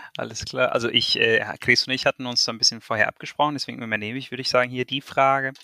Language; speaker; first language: German; non-native, fluent; Spanish